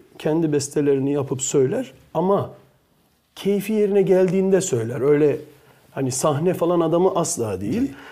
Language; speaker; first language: Turkish; early bilingual, heritage; Turkish